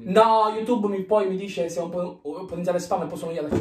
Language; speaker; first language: Italian; native; Italian